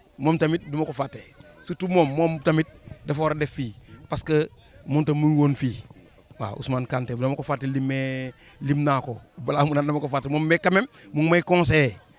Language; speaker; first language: Wolof; native; Wolof